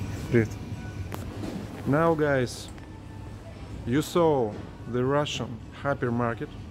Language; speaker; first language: English; non-native, learner; Russian